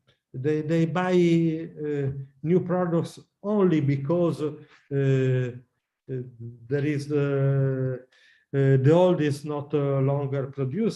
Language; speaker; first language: English; non-native, learner; Italian